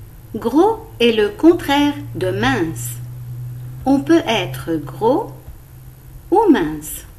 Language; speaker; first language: French; non-native, local second language; Arabic